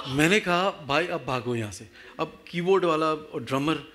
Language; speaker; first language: English; non-native, local second language; Gujarati